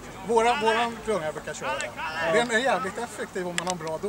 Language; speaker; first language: Swedish; native; Swedish